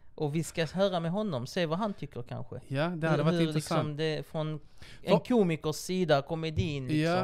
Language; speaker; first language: Swedish; native; Swedish